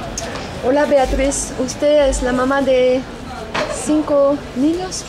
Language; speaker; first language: Spanish; non-native, fluent; French